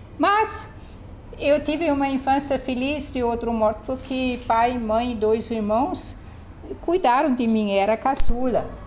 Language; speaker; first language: Portuguese; non-native, fluent; German